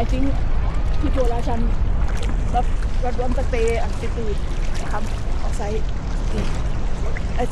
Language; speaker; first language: English; non-native, learner; Vietnamese